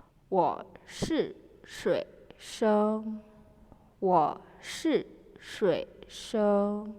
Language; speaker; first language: Chinese; non-native, fluent; Indonesian